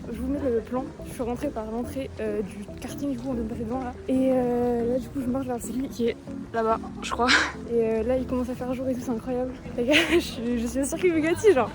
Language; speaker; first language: French; native; French